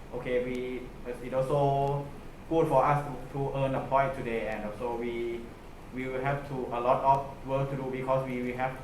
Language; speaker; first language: English; non-native, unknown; Thai